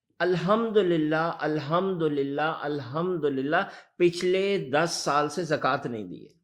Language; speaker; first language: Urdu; early bilingual, heritage; Urdu